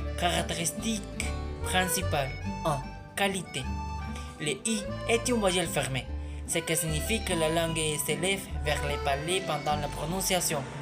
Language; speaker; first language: French; non-native, learner; Spanish